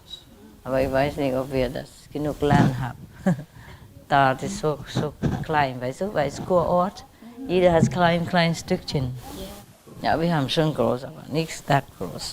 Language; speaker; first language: German; non-native, learner; Vietnamese